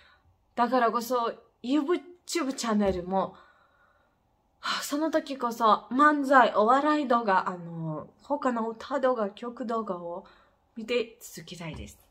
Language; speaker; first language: Japanese; non-native, fluent; Ukrainian